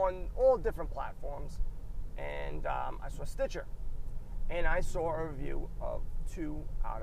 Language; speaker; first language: English; native; English